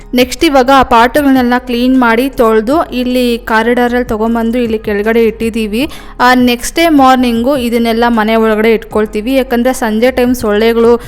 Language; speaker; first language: Kannada; non-native, local second language; Telugu